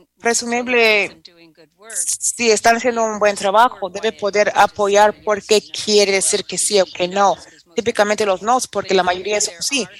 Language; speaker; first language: Spanish; non-native, fluent; English